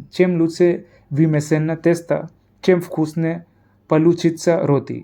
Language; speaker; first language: Russian; non-native, fluent; Hindi